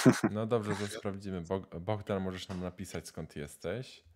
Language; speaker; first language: Polish; native; Polish